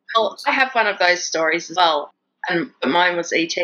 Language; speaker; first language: English; native; English